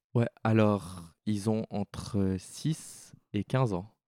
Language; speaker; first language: French; native; French